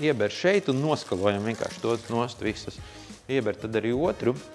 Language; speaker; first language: Latvian; native; Latvian